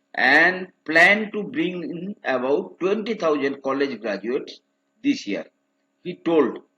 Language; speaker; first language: English; non-native, local second language; Bangla